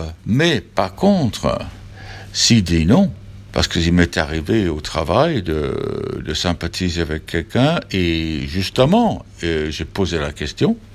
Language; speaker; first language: French; non-native, fluent; English